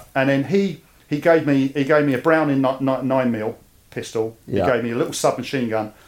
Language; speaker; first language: English; native; English